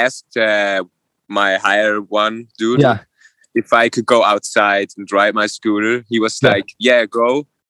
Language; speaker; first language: English; non-native, fluent; Swiss German